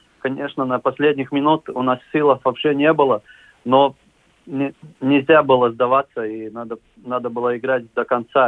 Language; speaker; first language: Russian; non-native, local second language; Latvian